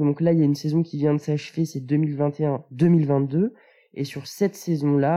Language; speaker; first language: French; native; French